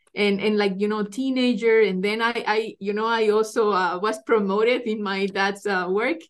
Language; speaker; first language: English; non-native, fluent; Spanish